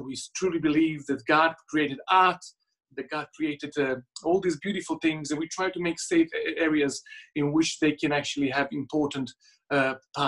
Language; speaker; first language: English; non-native, fluent; Serbian